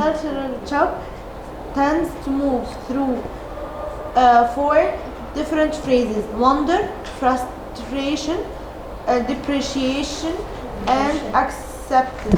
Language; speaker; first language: English; non-native, learner; Arabic